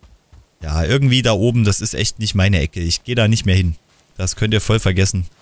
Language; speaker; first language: German; native; German